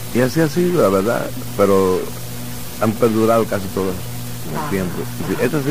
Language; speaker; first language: Spanish; native; Spanish